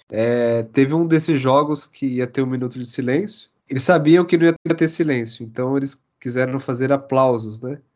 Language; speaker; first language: Portuguese; native; Portuguese